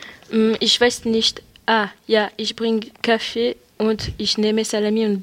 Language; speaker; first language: German; non-native, learner; French